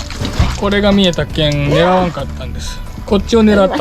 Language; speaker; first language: Japanese; native; Japanese